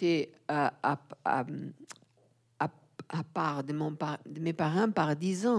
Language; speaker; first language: French; non-native, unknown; Portuguese